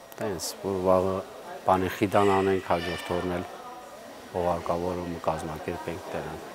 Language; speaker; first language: Armenian; native; Armenian